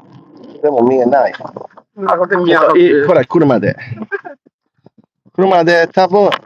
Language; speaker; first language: Japanese; non-native, learner; English